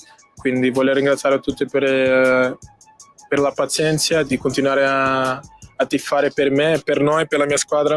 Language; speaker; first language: Italian; non-native, fluent; Portuguese